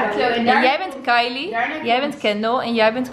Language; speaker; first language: Dutch; native; Dutch